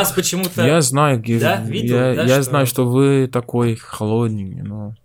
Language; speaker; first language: Russian; non-native, learner; Portuguese